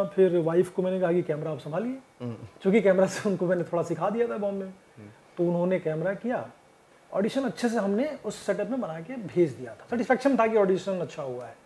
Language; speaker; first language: Hindi; native; Hindi